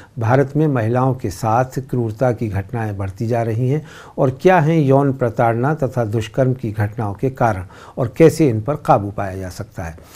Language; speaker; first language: Hindi; native; Hindi